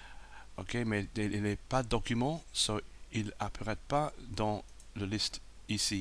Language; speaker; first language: French; non-native, fluent; English